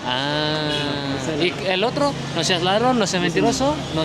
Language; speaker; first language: Spanish; non-native, fluent; Indonesian